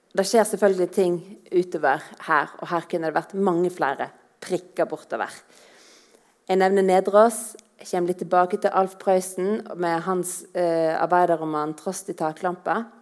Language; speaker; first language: Norwegian; native; Norwegian